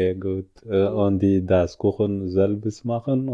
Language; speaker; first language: German; non-native, learner; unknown